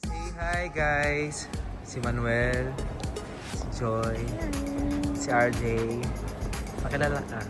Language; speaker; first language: Filipino; non-native, local second language; Cebuano